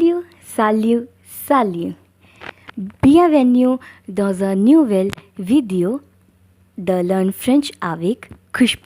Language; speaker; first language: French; non-native, learner; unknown